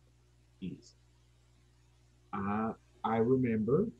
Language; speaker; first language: English; non-native, fluent; Spanish